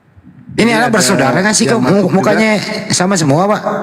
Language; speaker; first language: Indonesian; native; Indonesian